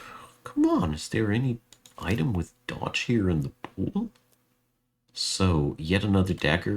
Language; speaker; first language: English; non-native, fluent; German